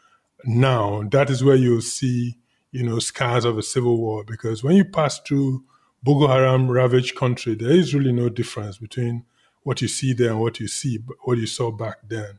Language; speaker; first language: English; non-native, local second language; Igbo